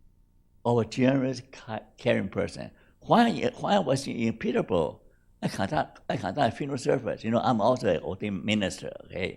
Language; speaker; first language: English; non-native, fluent; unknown